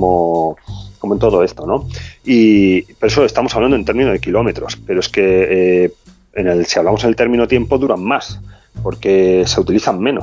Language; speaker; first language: Spanish; native; Spanish